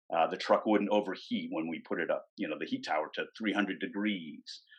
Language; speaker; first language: English; native; English